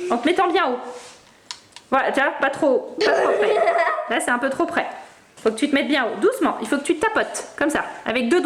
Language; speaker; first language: French; native; French